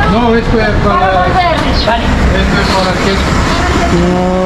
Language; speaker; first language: Spanish; non-native, learner; Filipino